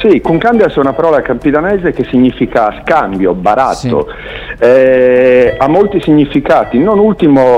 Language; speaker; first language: Italian; native; Italian